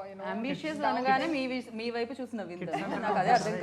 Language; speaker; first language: Telugu; native; Telugu